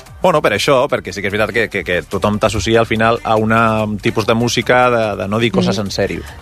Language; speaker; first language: Catalan; non-native, local second language; Spanish